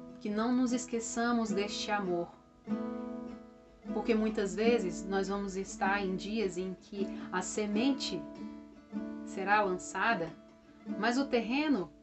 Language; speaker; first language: Portuguese; native; Portuguese